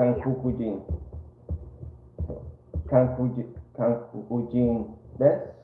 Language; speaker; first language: Japanese; non-native, learner; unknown